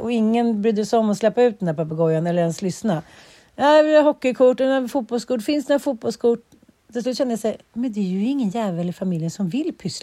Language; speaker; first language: Swedish; native; Swedish